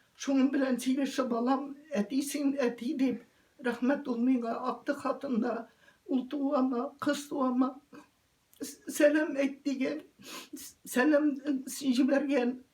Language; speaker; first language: Tatar; native; Tatar